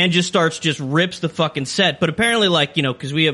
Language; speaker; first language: English; native; English